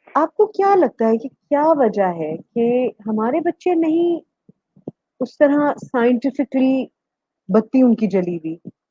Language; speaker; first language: Urdu; native; Urdu